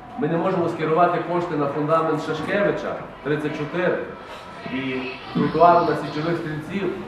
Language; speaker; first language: Ukrainian; native; Ukrainian